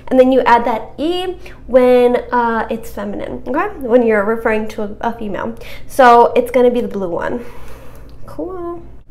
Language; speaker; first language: English; native; English